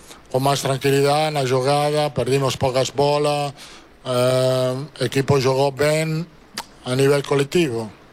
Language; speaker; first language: Portuguese; non-native, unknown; Italian